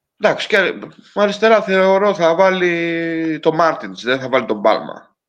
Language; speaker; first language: Greek; native; Greek